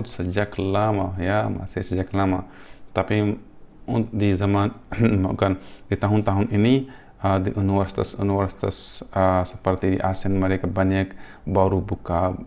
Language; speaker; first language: Indonesian; non-native, fluent; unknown